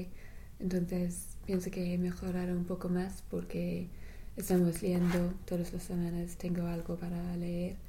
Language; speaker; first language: Spanish; non-native, fluent; English